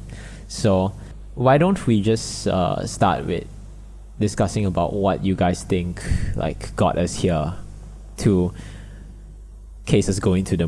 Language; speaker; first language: English; non-native, local second language; Chinese